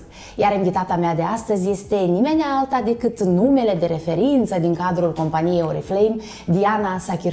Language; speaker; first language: Romanian; native; Romanian